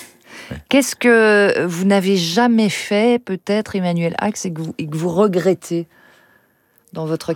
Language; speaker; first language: French; native; French